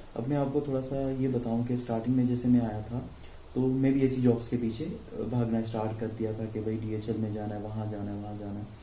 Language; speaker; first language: Urdu; non-native, local second language; Sindhi